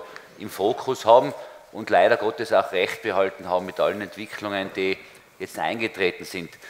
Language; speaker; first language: German; native; German